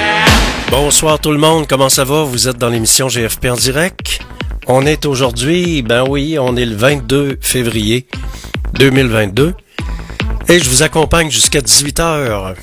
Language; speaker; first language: French; native; French